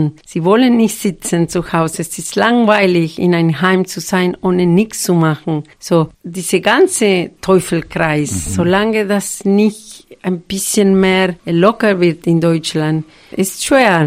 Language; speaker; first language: German; non-native, learner; Spanish